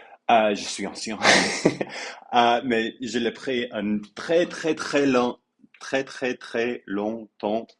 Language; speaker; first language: French; non-native, learner; English